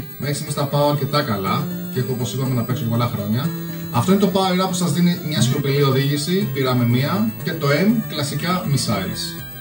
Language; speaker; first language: Greek; early bilingual, other home language; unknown